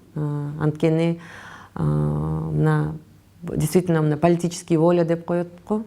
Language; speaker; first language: Russian; non-native, local second language; Kyrgyz